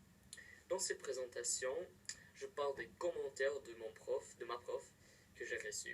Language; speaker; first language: French; non-native, fluent; English